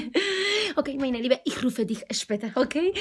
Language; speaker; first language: German; non-native, learner; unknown